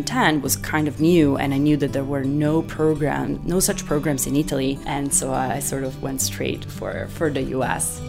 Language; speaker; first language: English; non-native, fluent; Italian